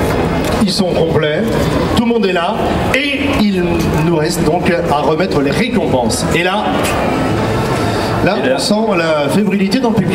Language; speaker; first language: French; native; French